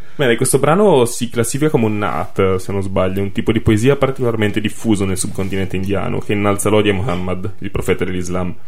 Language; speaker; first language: Italian; native; Italian